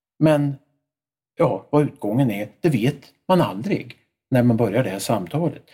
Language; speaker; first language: Swedish; native; Swedish